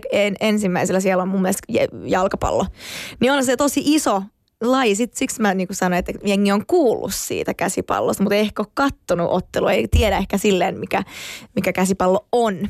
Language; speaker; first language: Finnish; non-native, local second language; Swedish